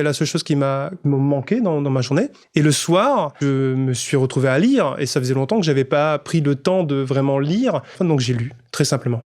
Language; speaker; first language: French; native; French